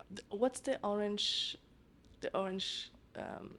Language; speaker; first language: English; non-native, fluent; Italian